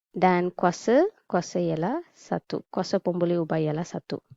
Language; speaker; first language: Malay; non-native, local second language; Tamil